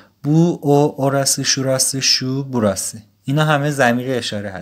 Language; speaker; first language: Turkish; non-native, fluent; Persian